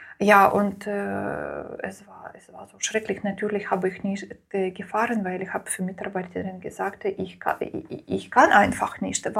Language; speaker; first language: German; non-native, learner; Ukrainian